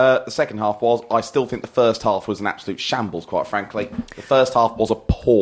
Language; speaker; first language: English; native; English